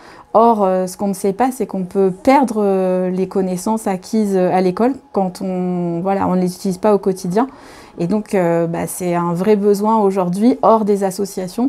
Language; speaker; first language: French; native; French